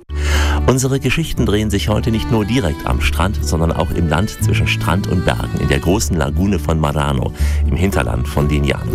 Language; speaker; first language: German; native; German